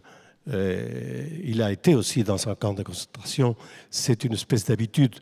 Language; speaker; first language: French; non-native, fluent; Spanish